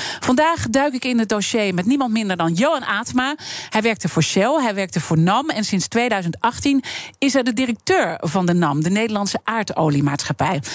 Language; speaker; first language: Dutch; native; Dutch